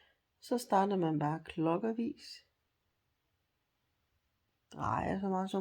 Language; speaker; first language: Danish; non-native, fluent; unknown